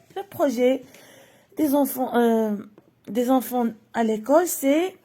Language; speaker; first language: French; non-native, local second language; Arabic